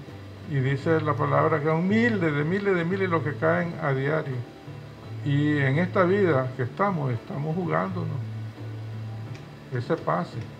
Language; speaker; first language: Spanish; native; Spanish